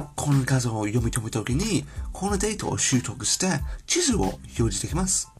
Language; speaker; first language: Japanese; non-native, learner; English